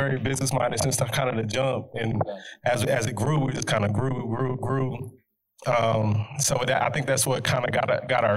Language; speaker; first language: English; native; English